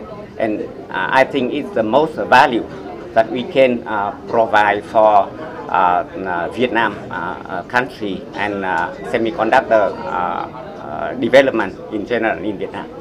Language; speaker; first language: English; non-native, fluent; Vietnamese